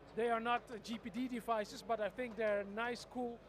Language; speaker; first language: English; non-native, fluent; Dutch